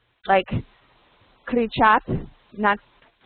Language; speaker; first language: Russian; non-native, learner; English